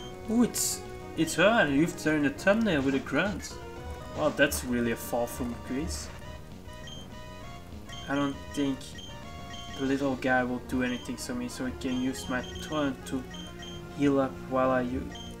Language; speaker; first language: English; native; English